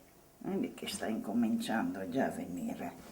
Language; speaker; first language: Italian; non-native, local second language; Slovenian